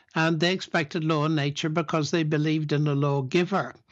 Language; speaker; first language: English; native; English